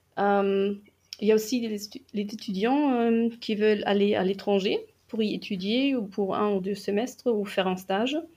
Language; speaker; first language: French; non-native, fluent; German